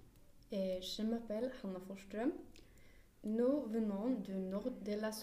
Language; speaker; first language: French; non-native, learner; Swedish